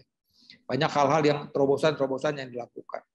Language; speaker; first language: Indonesian; native; Indonesian